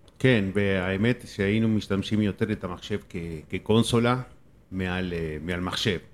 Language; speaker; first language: Hebrew; non-native, fluent; Spanish